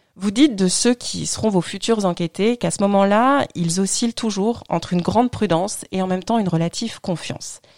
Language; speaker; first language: French; native; French